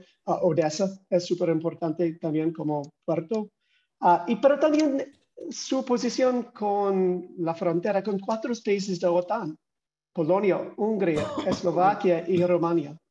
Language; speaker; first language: Spanish; non-native, fluent; English